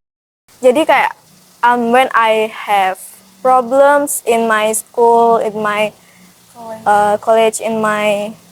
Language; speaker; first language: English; non-native, learner; Indonesian